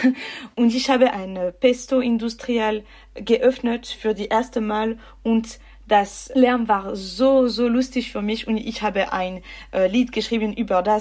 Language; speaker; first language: German; non-native, learner; French